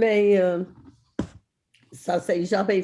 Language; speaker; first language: French; non-native, fluent; English